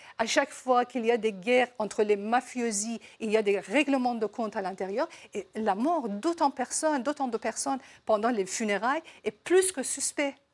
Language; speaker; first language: French; non-native, fluent; Persian